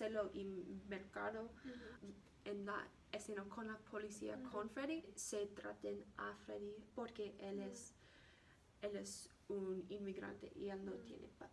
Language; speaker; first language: Spanish; non-native, learner; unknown